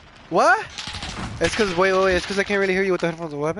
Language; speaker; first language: English; early bilingual, other home language; Spanish